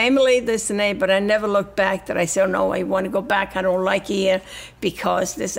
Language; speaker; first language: English; non-native, fluent; Italian